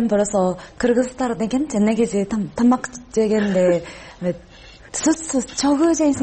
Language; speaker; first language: Kyrgyz; non-native, learner; Japanese